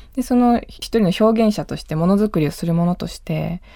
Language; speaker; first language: Japanese; native; Japanese